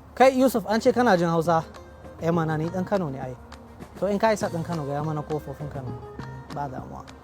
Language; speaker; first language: Hausa; non-native, local second language; Arabic